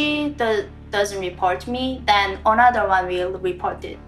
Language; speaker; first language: English; non-native, learner; Korean